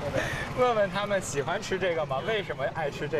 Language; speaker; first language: Chinese; native; Chinese